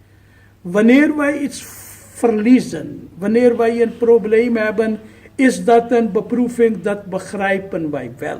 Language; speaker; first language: Dutch; non-native, fluent; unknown